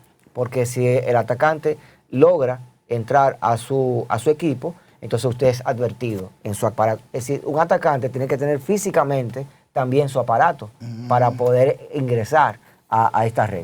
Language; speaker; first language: Spanish; native; Spanish